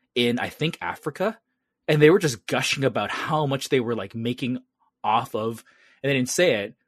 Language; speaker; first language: English; early bilingual, other home language; Vietnamese